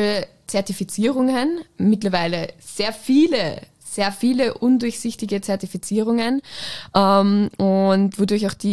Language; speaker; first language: German; native; German